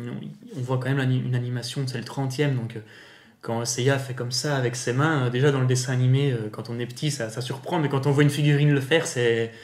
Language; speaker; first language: French; native; French